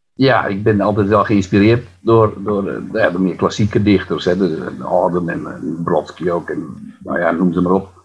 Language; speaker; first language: Dutch; non-native, local second language; Western Frisian